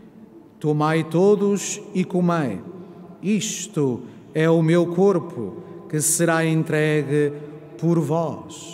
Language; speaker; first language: Portuguese; native; Portuguese